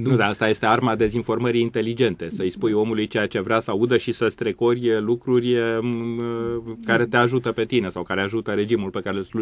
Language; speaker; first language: Romanian; native; Romanian